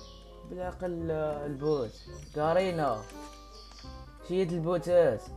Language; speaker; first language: Arabic; native; Arabic